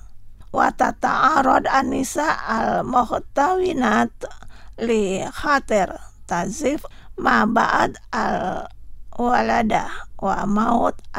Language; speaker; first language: Arabic; non-native, fluent; Indonesian